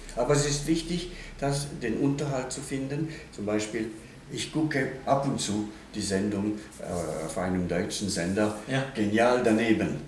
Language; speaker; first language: German; non-native, local second language; Swiss German